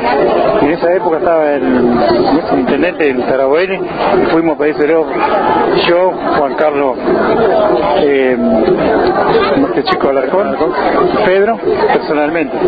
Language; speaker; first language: Spanish; native; Spanish